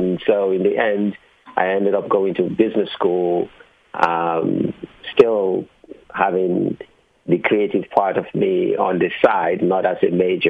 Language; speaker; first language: English; non-native, local second language; Igbo